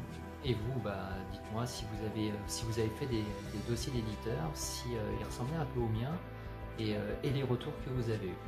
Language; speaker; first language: French; native; French